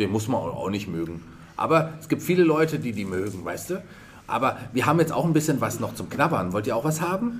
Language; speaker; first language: German; native; German